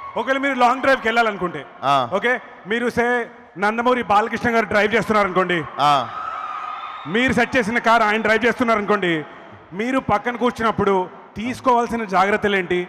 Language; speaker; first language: Telugu; native; Telugu